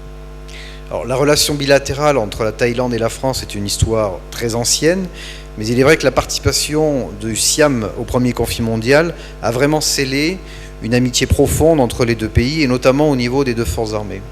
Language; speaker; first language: French; native; French